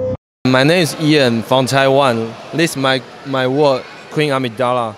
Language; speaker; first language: English; non-native, learner; Chinese